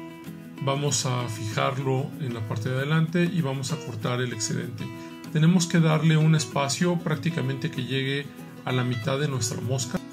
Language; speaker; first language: Spanish; native; Spanish